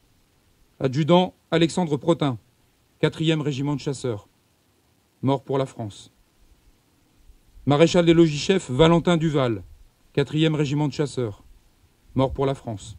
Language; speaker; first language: French; native; French